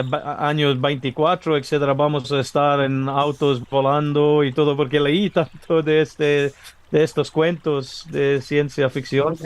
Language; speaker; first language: Spanish; non-native, learner; English